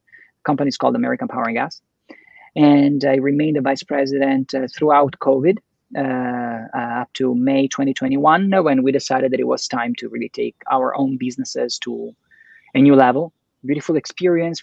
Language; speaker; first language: English; non-native, fluent; Italian